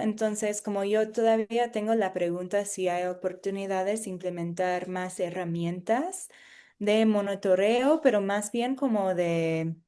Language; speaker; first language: Spanish; non-native, fluent; English